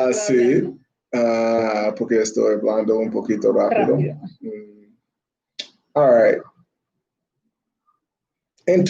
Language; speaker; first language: Spanish; non-native, learner; English